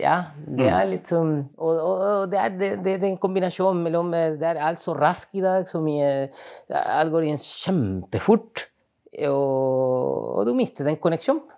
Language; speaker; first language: Norwegian; non-native, fluent; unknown